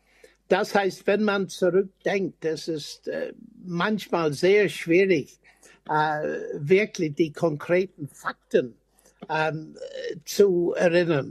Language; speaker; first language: German; non-native, fluent; English